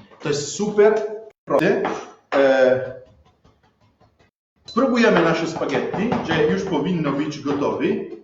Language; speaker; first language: Polish; non-native, learner; Italian